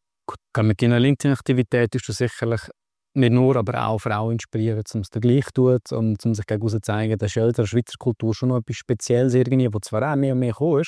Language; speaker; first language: German; native; German